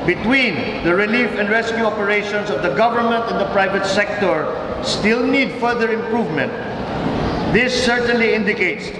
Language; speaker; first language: English; non-native, local second language; Filipino